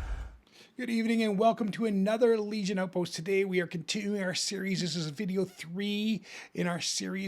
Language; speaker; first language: English; native; English